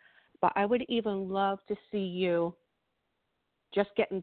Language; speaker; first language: English; native; English